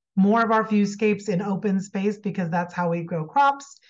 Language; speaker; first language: English; native; English